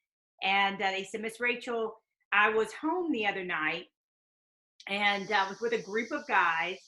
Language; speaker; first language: English; native; English